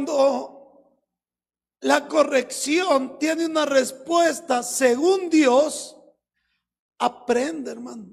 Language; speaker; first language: Spanish; native; Spanish